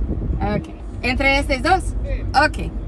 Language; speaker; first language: Spanish; non-native, learner; English